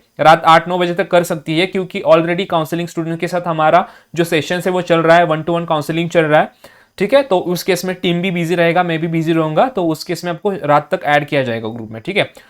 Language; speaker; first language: Hindi; non-native, local second language; Marathi